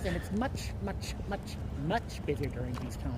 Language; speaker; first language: English; native; English